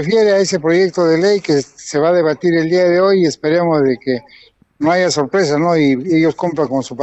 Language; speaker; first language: Spanish; native; Spanish